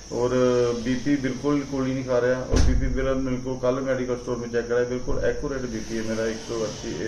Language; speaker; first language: Hindi; non-native, local second language; Punjabi